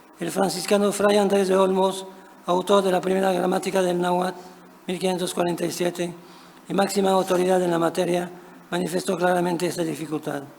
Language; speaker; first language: Spanish; non-native, fluent; French